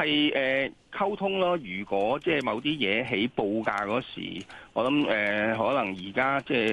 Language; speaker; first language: Cantonese; native; Cantonese